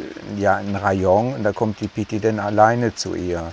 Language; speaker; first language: German; native; German